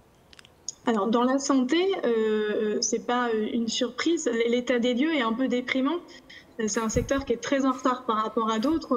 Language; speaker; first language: French; native; French